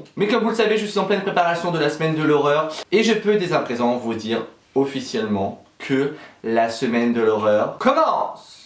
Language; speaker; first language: French; native; French